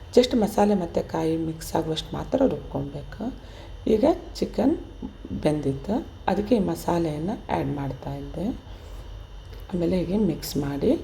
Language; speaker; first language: Kannada; native; Kannada